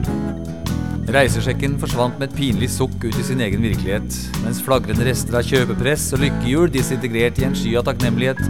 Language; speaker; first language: Norwegian; native; Norwegian